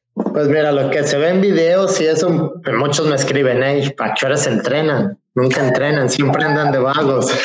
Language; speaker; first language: Spanish; native; Spanish